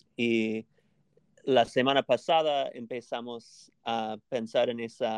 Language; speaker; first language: Spanish; non-native, fluent; English